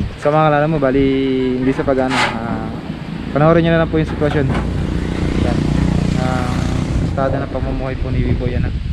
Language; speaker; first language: Filipino; native; Filipino